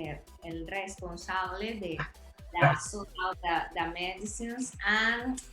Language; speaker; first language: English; non-native, learner; Spanish